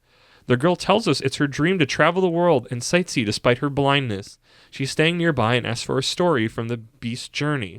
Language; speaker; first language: English; native; English